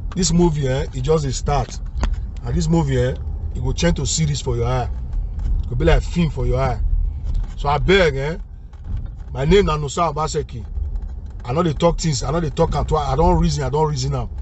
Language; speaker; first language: English; non-native, local second language; Bini